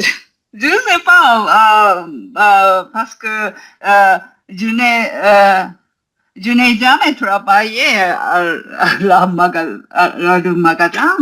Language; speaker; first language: French; non-native, learner; Japanese